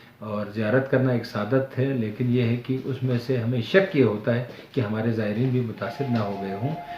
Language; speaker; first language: Urdu; non-native, local second language; Balti